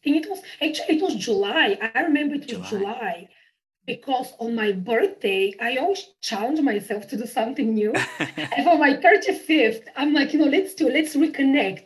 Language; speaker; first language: English; non-native, fluent; Bulgarian